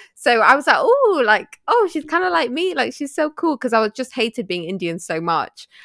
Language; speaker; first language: English; early bilingual, other home language; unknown